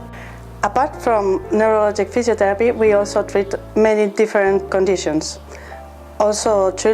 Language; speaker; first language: English; non-native, fluent; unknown